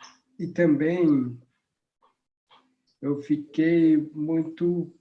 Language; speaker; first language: Portuguese; non-native, local second language; Guarani